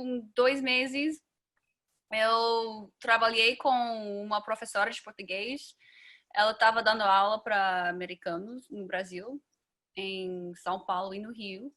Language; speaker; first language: Portuguese; non-native, fluent; English